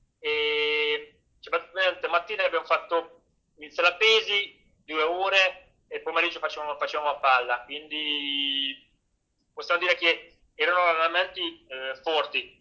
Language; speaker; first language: Italian; non-native, learner; Hungarian